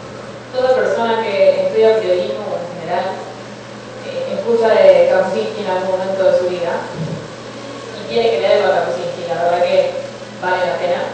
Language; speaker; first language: Spanish; native; Spanish